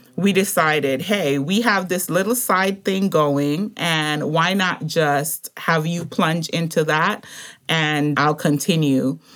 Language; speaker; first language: English; native; English